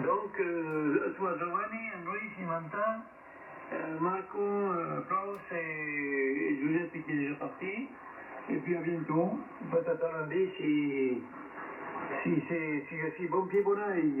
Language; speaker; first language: French; native; French